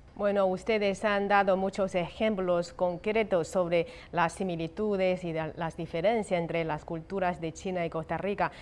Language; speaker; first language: Spanish; non-native, fluent; Chinese